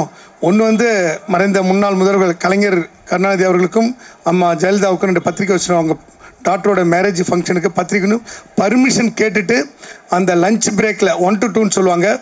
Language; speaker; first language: Tamil; native; Tamil